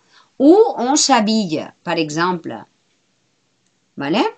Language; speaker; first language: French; non-native, fluent; Spanish